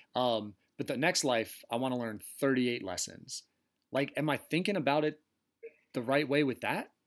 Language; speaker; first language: English; native; English